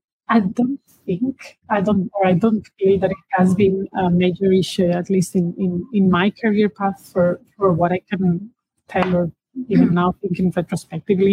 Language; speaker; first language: English; non-native, fluent; Spanish